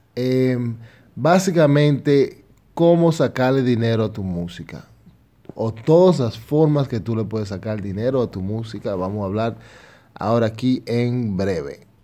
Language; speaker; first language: Spanish; early bilingual, heritage; Spanish